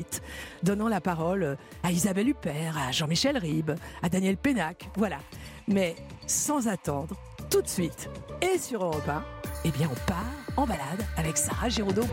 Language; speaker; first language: French; native; French